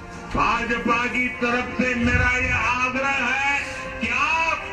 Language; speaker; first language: Hindi; non-native, local second language; Bangla